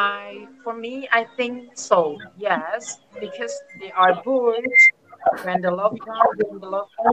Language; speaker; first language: English; non-native, learner; Indonesian